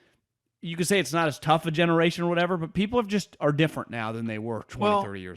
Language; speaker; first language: English; native; English